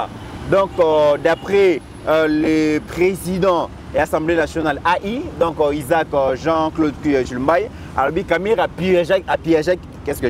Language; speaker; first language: French; non-native, local second language; Lingala